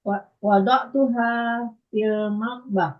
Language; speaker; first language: Arabic; non-native, learner; Indonesian